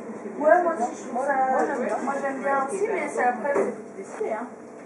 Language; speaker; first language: French; native; French